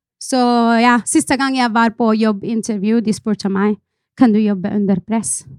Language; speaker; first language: Norwegian; non-native, fluent; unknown